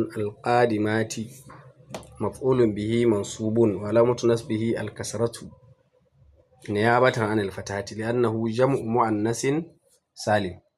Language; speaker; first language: Arabic; non-native, fluent; Hausa